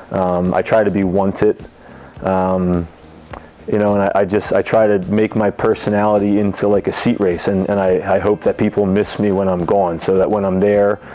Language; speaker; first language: English; native; English